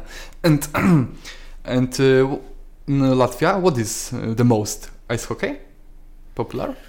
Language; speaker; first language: English; non-native, learner; Polish